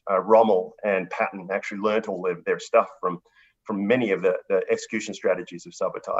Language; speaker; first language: English; native; English